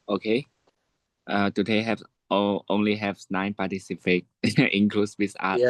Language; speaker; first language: English; non-native, learner; Shan